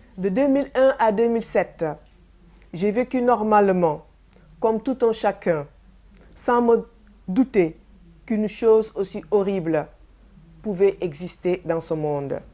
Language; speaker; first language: French; non-native, local second language; Wolof